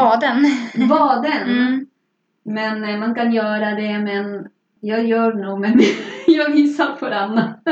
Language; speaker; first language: Swedish; non-native, fluent; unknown